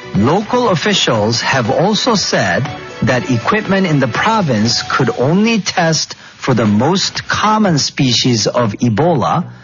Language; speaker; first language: English; non-native, fluent; Korean